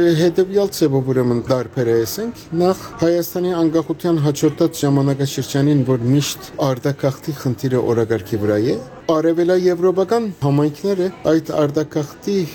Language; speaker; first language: Armenian; native; Armenian